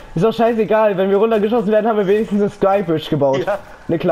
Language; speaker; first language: German; native; German